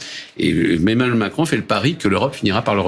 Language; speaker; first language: French; native; French